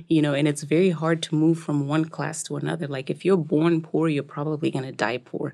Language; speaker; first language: English; non-native, local second language; Shona